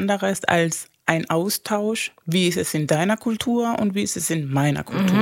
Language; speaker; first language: German; non-native, fluent; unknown